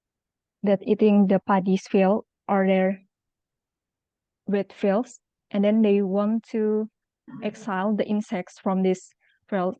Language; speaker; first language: English; non-native, local second language; Indonesian